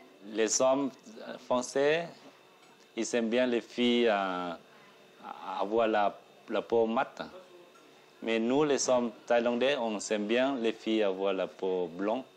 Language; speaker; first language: French; non-native, learner; Thai